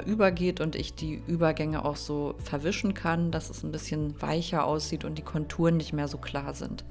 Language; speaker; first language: German; native; German